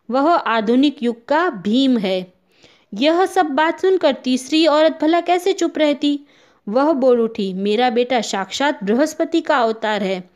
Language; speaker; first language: Hindi; non-native, local second language; Gujarati